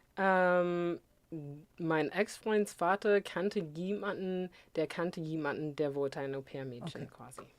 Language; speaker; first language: German; non-native, fluent; English